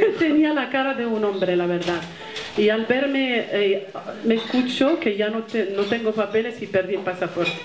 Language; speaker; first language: Spanish; non-native, fluent; Arabic